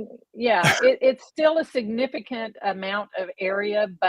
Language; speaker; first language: English; native; English